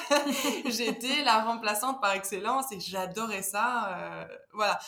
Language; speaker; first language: French; early bilingual, heritage; Spanish